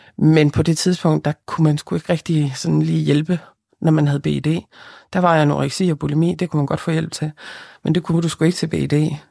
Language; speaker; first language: Danish; early bilingual, other home language; Lithuanian